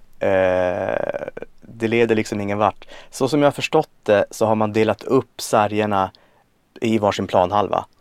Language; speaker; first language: Swedish; native; Swedish